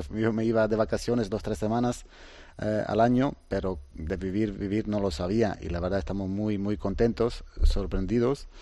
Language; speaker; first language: Spanish; early bilingual, heritage; Croatian